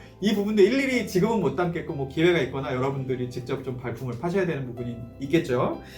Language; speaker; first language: Korean; native; Korean